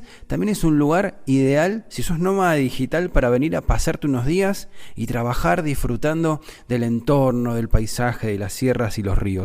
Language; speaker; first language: Spanish; native; Spanish